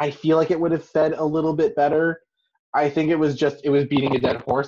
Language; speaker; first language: English; non-native, fluent; French